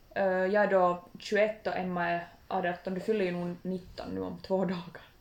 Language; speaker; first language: Swedish; native; Swedish